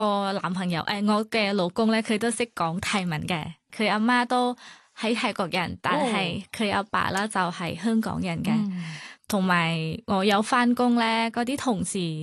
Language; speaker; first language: Cantonese; non-native, fluent; Thai